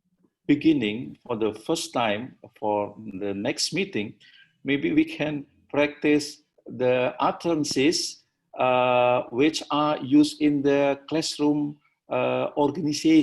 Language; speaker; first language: English; non-native, learner; Indonesian